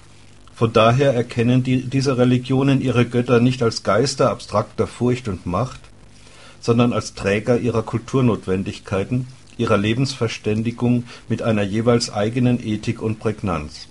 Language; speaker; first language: German; native; German